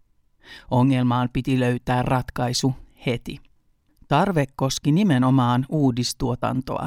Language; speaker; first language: Finnish; early bilingual, heritage; Finnish